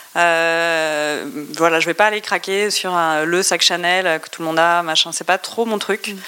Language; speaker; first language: French; native; French